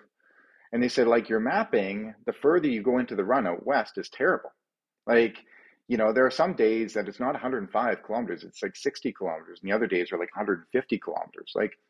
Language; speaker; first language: English; native; English